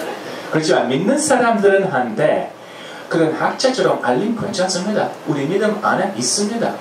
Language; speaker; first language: Korean; non-native, fluent; Hungarian